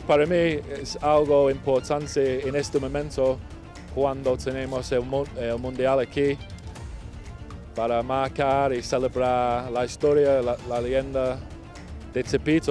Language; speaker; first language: Spanish; non-native, fluent; English